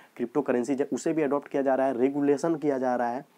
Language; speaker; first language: Hindi; native; Hindi